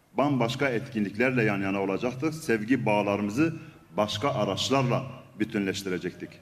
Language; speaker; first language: Turkish; non-native, local second language; Kurdish